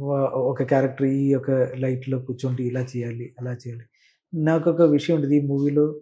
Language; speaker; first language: Telugu; non-native, learner; Malayalam